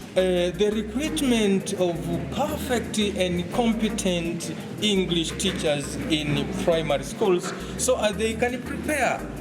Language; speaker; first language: English; non-native, local second language; Swahili